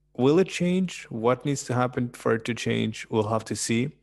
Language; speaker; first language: English; early bilingual, other home language; Russian